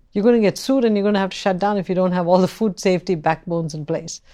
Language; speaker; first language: English; non-native, local second language; Tamil